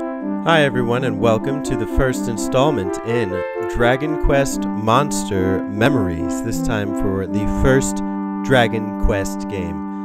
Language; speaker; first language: English; native; English